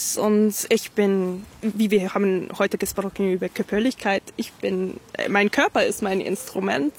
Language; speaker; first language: German; non-native, fluent; English